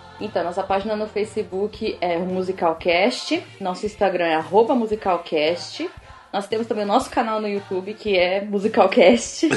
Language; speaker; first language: Portuguese; native; Portuguese